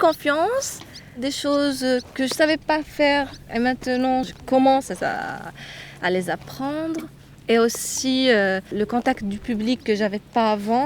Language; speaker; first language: French; non-native, local second language; Arabic